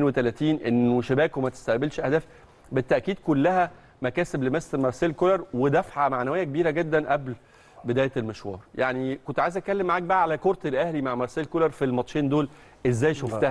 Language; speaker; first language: Arabic; native; Arabic